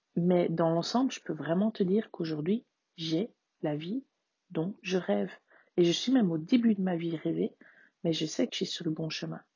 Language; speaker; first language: French; native; French